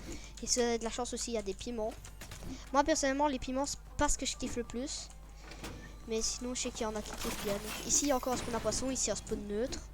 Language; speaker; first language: French; native; French